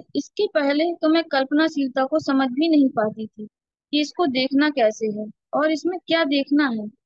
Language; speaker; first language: Hindi; native; Hindi